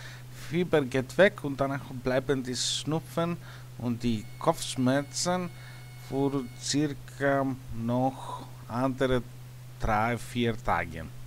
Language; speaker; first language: German; non-native, learner; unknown